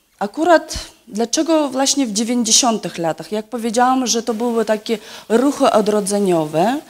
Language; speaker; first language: Polish; non-native, fluent; Yakut